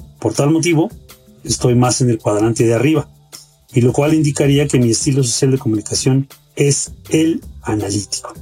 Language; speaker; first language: Spanish; native; Spanish